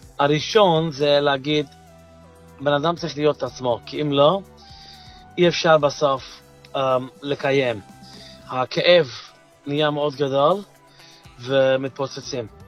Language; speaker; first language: Hebrew; non-native, fluent; Yiddish